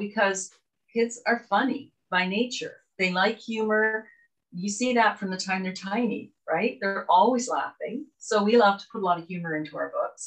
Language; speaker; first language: English; native; English